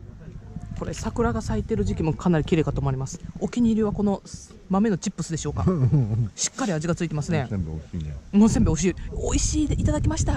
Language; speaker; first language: Japanese; native; Japanese